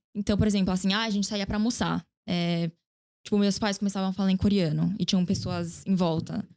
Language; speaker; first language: Portuguese; early bilingual, other home language; Korean